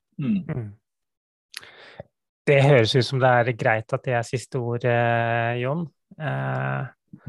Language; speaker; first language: Norwegian; native; Norwegian